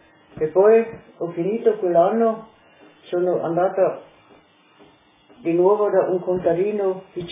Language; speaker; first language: Italian; non-native, local second language; Slovenian